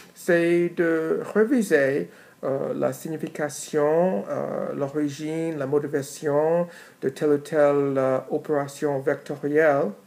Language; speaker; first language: French; non-native, fluent; English